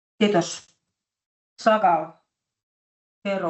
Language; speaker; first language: Finnish; native; Finnish